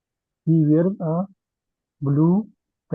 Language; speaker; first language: English; non-native, learner; Urdu